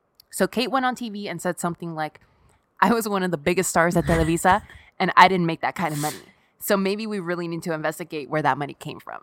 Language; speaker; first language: English; native; English